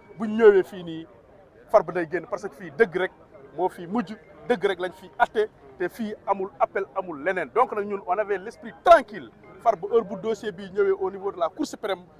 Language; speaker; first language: Wolof; non-native, local second language; Fula